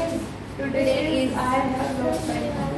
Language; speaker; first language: English; non-native, learner; Hindi